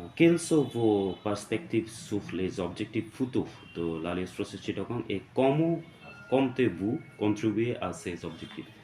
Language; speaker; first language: French; non-native, fluent; Bangla